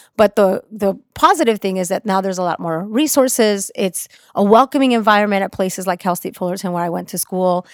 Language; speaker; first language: English; early bilingual, other home language; Spanish